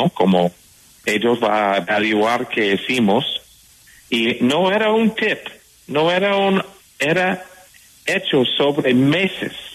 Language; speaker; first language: Spanish; non-native, fluent; English